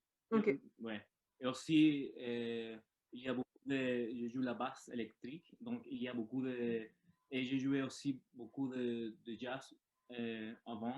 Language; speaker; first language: French; non-native, learner; Spanish